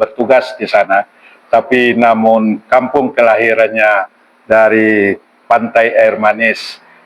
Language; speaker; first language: Indonesian; non-native, local second language; Minangkabau